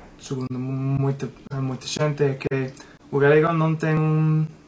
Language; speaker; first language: Galician; non-native, learner; English